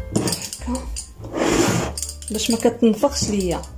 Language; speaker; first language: Arabic; native; Arabic